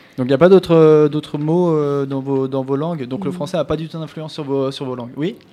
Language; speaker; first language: French; native; French